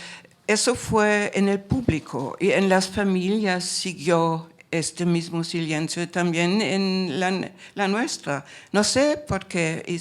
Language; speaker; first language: Spanish; non-native, fluent; German